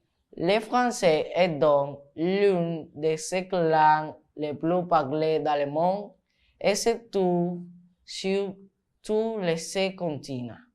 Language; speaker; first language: French; non-native, learner; Spanish